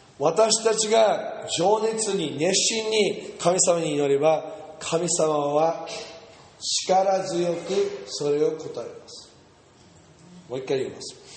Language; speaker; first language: Japanese; non-native, fluent; English